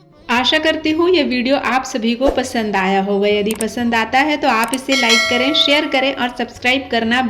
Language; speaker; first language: Hindi; native; Hindi